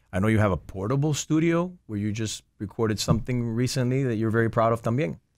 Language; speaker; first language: English; early bilingual, other home language; Spanish